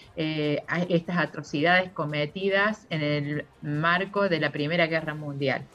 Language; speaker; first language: Spanish; native; Spanish